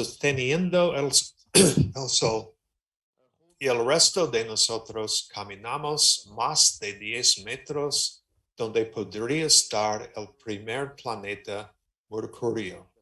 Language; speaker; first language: Spanish; non-native, learner; English